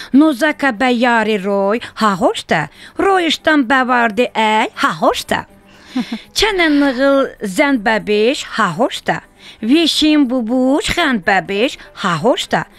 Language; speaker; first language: Azerbaijani; non-native, local second language; Talysh